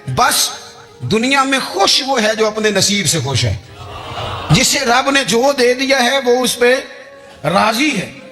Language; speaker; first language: Urdu; non-native, local second language; Punjabi